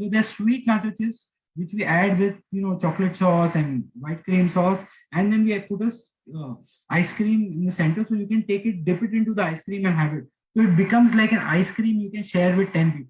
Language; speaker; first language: English; non-native, local second language; Hindi